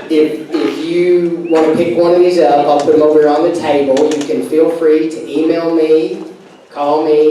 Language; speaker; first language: English; native; English